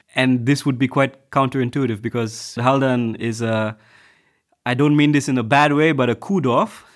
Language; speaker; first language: English; non-native, local second language; Tamil